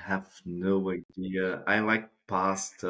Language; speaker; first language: English; non-native, fluent; Portuguese